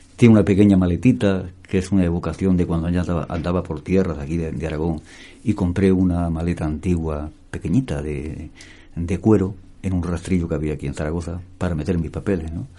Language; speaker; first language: Spanish; native; Spanish